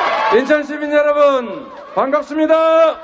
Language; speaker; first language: Korean; native; Korean